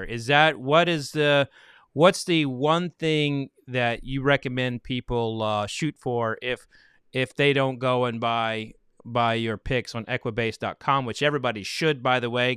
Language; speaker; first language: English; native; English